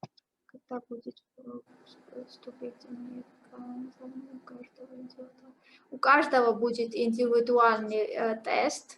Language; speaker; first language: Russian; non-native, fluent; Georgian